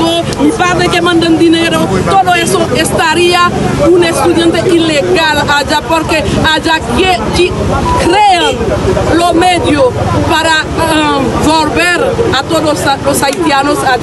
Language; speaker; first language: Spanish; non-native, fluent; Haitian Creole